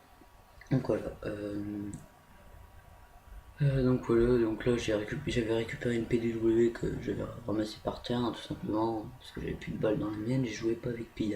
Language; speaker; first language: French; native; French